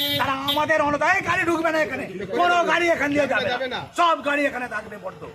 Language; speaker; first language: Bangla; non-native, local second language; Santali